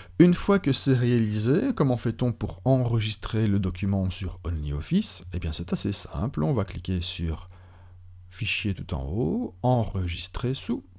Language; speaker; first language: French; native; French